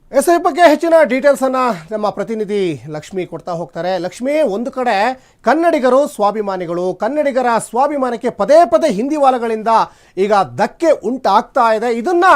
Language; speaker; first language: Kannada; native; Kannada